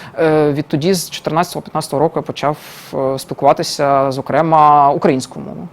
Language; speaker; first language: Ukrainian; non-native, local second language; Russian